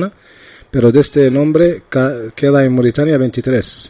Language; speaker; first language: Spanish; non-native, learner; Arabic